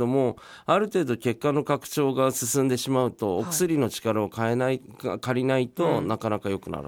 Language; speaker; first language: Japanese; native; Japanese